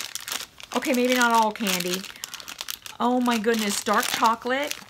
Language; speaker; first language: English; native; English